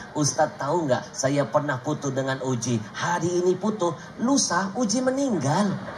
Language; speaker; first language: Indonesian; native; Indonesian